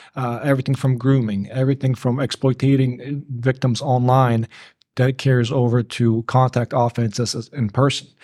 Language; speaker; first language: English; early bilingual, other home language; Bosnian